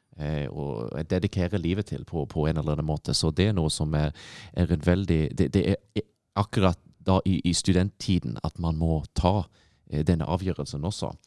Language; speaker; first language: Norwegian; non-native, fluent; English